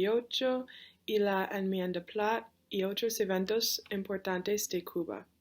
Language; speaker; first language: Spanish; non-native, learner; English